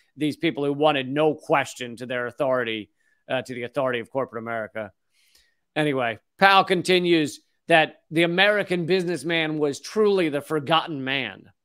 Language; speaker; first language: English; native; English